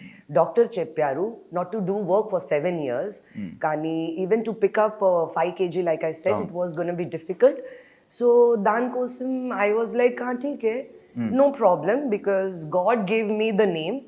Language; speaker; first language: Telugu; non-native, learner; Hindi